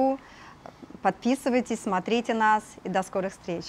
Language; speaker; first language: Russian; native; Russian